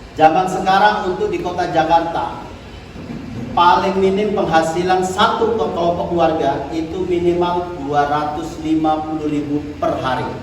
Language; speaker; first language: Indonesian; native; Indonesian